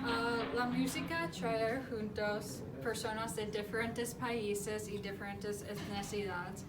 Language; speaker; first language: Spanish; non-native, learner; English